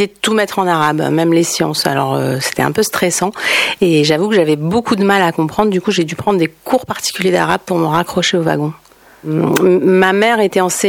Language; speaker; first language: French; native; French